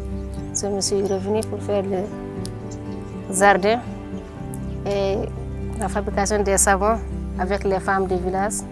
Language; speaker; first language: French; non-native, local second language; Fula